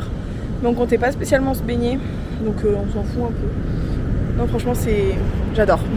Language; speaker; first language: French; native; French